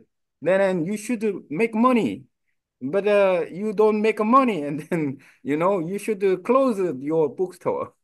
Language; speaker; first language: English; non-native, learner; Korean